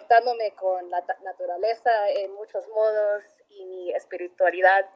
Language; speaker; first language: Spanish; early bilingual, heritage; Spanish